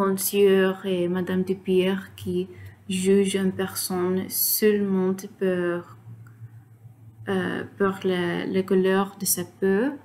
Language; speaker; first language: French; non-native, learner; Spanish